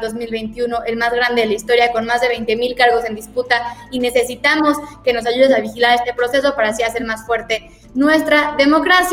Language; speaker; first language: Spanish; native; Spanish